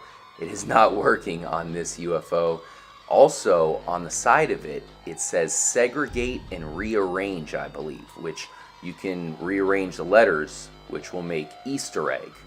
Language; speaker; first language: English; native; English